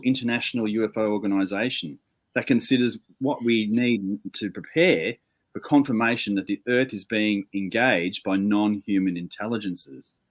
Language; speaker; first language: English; native; English